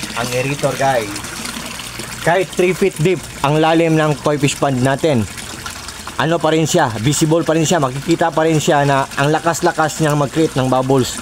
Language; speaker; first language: Filipino; non-native, local second language; Cebuano